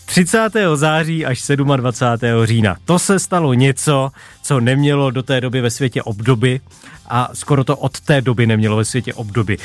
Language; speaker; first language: Czech; native; Czech